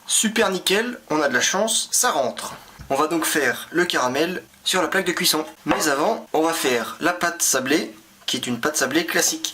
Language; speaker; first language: French; native; French